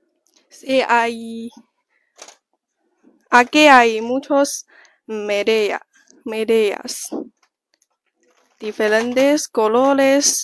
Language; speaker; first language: Spanish; non-native, learner; Chinese